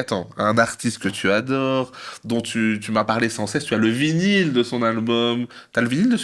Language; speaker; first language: French; native; French